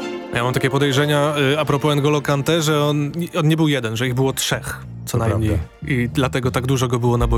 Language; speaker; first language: Polish; native; Polish